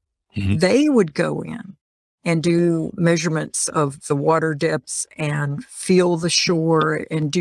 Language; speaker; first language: English; native; English